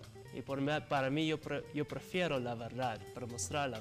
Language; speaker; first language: Spanish; non-native, learner; English